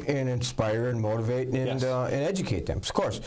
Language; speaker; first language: English; native; English